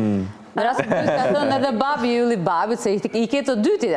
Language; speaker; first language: Albanian; native; Albanian